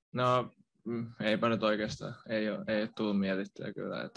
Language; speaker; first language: Finnish; native; Finnish